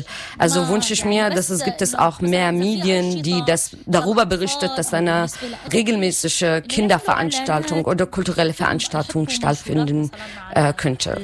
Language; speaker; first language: German; non-native, learner; Arabic